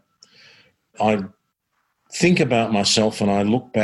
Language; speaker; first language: English; native; English